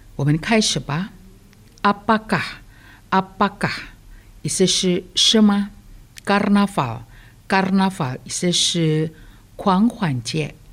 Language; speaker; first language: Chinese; early bilingual, heritage; Chinese